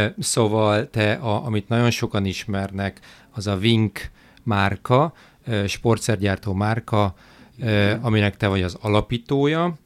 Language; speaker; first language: Hungarian; native; Hungarian